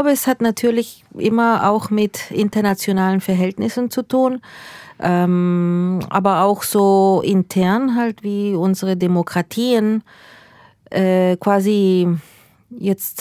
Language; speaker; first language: German; early bilingual, other home language; Spanish